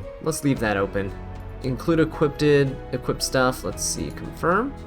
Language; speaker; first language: English; native; English